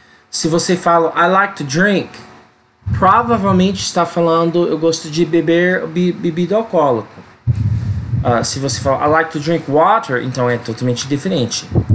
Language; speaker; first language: Portuguese; non-native, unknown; English